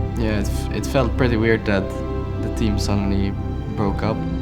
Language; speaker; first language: English; non-native, fluent; Swedish